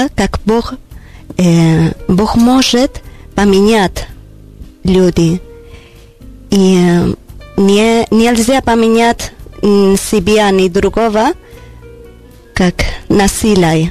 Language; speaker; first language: Russian; non-native, learner; Spanish